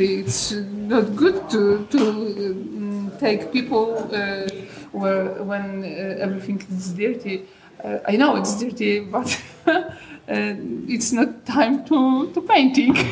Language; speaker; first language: English; non-native, learner; Polish